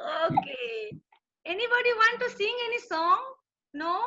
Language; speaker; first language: English; non-native, local second language; Bangla